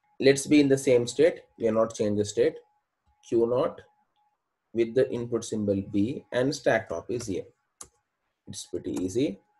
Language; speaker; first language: English; non-native, local second language; Kannada